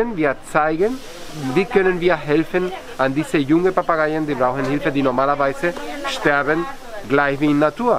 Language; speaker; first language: German; non-native, fluent; Spanish